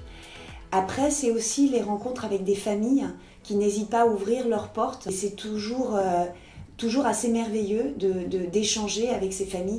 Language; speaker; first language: French; native; French